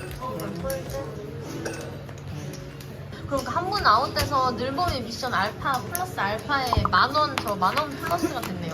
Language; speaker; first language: Korean; native; Korean